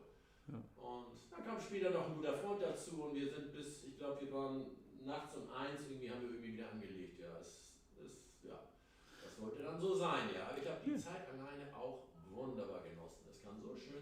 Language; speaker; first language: German; native; German